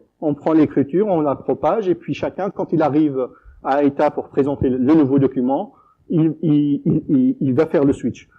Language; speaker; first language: French; native; French